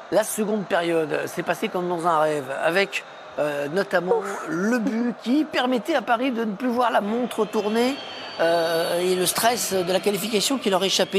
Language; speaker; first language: French; native; French